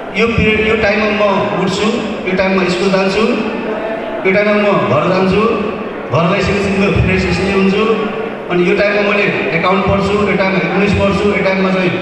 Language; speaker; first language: Nepali; native; Nepali